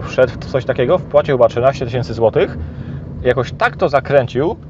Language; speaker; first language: Polish; native; Polish